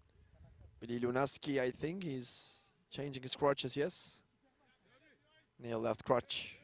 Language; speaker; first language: English; non-native, fluent; Turkish